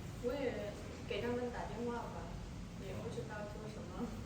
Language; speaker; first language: Chinese; non-native, learner; Vietnamese